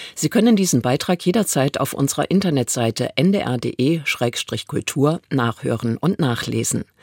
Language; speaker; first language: German; native; German